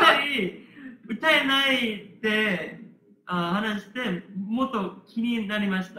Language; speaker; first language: Japanese; non-native, learner; Korean